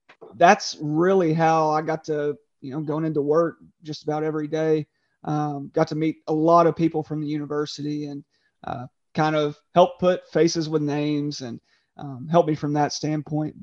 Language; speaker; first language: English; native; English